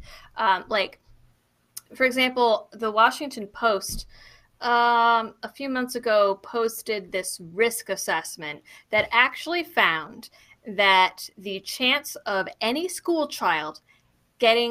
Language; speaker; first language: English; native; English